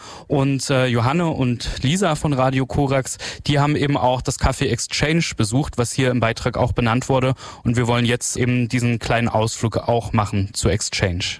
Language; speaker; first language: German; native; German